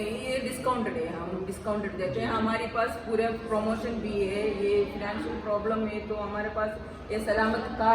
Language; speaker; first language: Hindi; non-native, learner; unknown